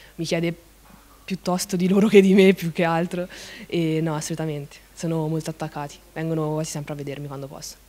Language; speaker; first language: Italian; native; Italian